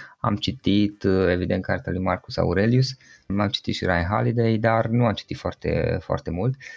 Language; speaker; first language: Romanian; native; Romanian